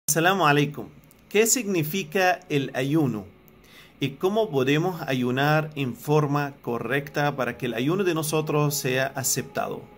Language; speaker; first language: Spanish; non-native, fluent; Arabic